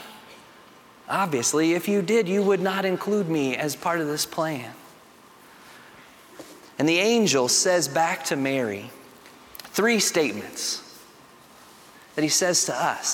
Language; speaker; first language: English; native; English